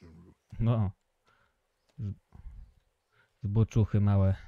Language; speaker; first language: Polish; native; Polish